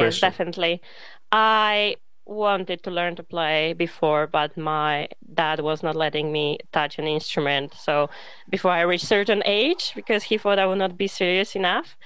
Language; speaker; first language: English; non-native, fluent; Polish